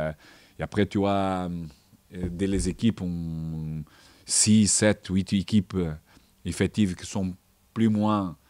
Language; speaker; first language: French; non-native, fluent; Portuguese